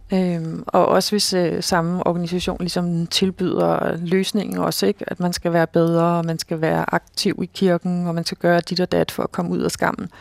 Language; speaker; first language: Danish; native; Danish